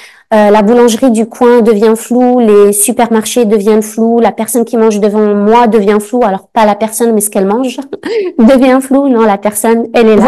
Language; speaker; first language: French; native; French